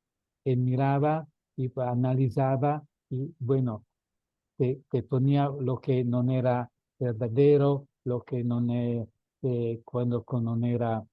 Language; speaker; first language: Spanish; non-native, fluent; Italian